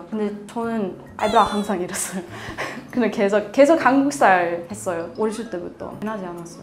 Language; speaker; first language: Korean; non-native, learner; Swedish